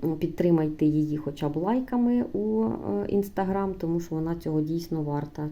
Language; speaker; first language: Ukrainian; non-native, local second language; Russian